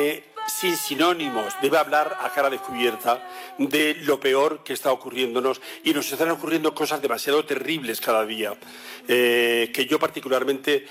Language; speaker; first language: Spanish; native; Spanish